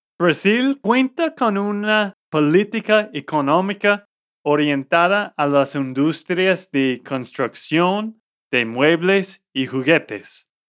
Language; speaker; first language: Spanish; non-native, fluent; English